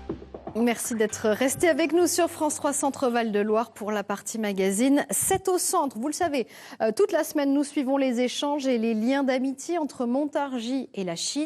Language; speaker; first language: French; native; French